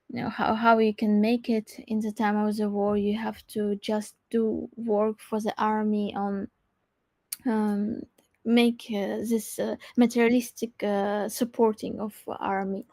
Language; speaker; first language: English; non-native, learner; Crimean Tatar